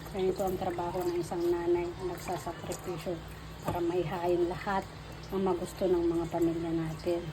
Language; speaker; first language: Filipino; non-native, local second language; Iloko